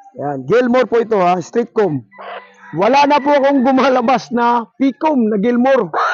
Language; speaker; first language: Filipino; non-native, local second language; Surigaonon